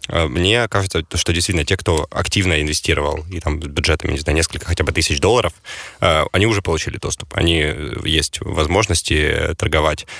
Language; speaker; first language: Ukrainian; non-native, local second language; Russian